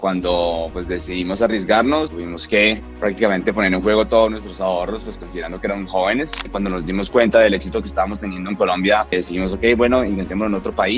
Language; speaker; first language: Spanish; native; Spanish